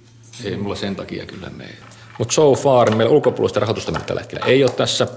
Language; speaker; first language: Finnish; native; Finnish